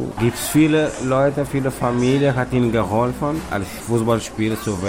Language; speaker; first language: German; non-native, learner; Kabuverdianu